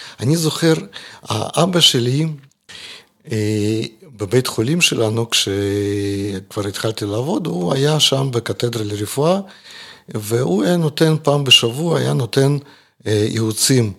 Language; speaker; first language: Hebrew; non-native, fluent; Russian